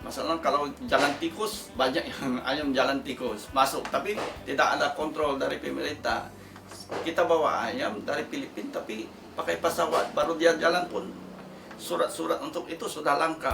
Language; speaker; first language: Indonesian; non-native, fluent; Filipino